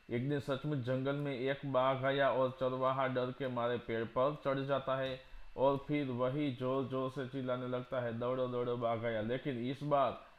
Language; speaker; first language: Hindi; non-native, local second language; Gujarati